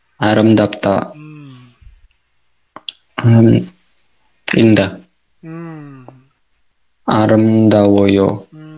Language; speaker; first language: Korean; non-native, learner; Indonesian